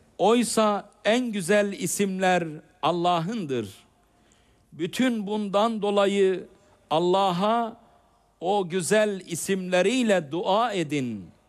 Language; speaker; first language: Turkish; native; Turkish